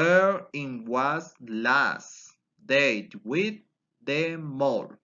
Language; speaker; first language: English; non-native, fluent; Spanish